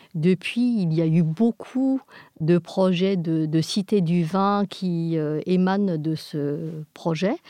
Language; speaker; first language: French; non-native, fluent; English